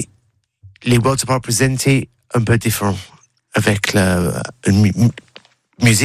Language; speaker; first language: French; non-native, learner; English